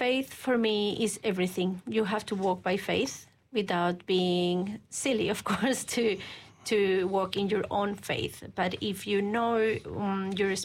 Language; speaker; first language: English; non-native, fluent; Spanish